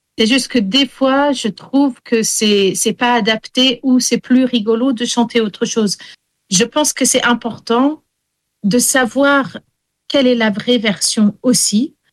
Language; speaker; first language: French; early bilingual, heritage; English